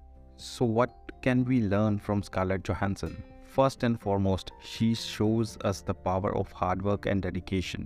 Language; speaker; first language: English; non-native, local second language; Punjabi